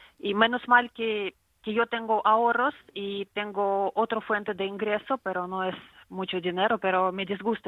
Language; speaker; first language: Spanish; non-native, fluent; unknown